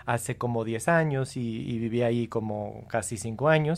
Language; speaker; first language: Spanish; non-native, fluent; English